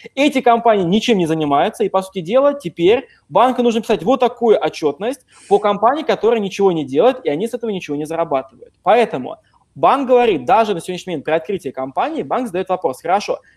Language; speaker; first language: Russian; native; Russian